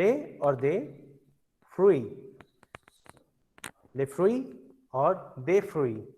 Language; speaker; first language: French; non-native, fluent; Hindi